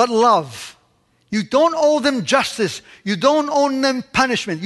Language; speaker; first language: English; native; English